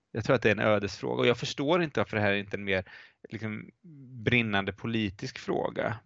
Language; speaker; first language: Swedish; native; Swedish